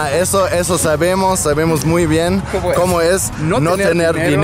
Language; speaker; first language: Spanish; non-native, fluent; German